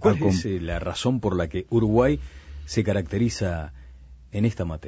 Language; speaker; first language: Spanish; native; Spanish